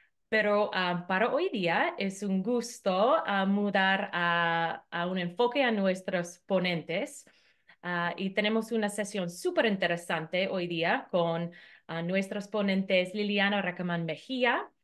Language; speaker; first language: Spanish; non-native, fluent; English